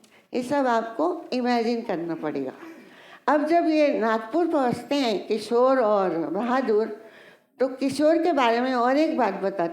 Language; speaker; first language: Hindi; native; Hindi